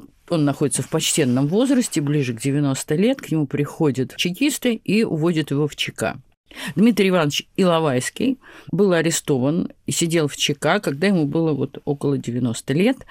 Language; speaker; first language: Russian; native; Russian